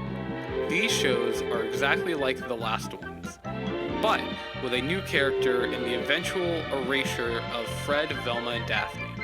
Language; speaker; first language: English; native; English